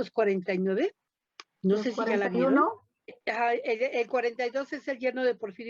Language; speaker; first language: Spanish; native; Spanish